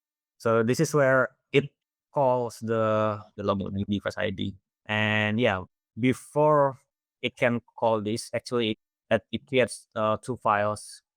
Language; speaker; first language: English; non-native, fluent; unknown